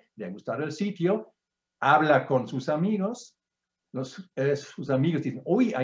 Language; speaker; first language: Spanish; non-native, fluent; German